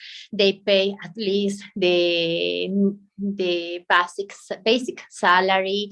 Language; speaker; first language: English; non-native, learner; Spanish